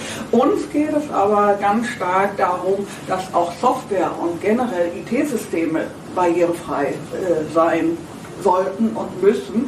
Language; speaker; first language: German; native; German